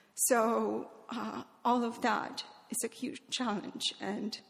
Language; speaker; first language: English; non-native, fluent; Polish